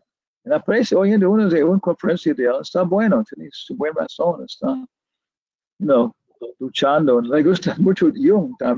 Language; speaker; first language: Spanish; non-native, learner; English